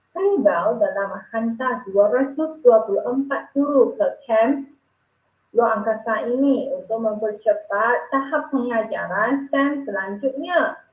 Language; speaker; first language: Malay; non-native, local second language; Chinese